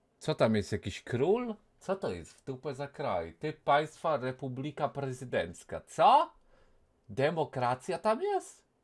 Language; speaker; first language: Polish; native; Polish